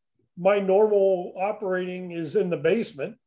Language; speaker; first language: English; native; English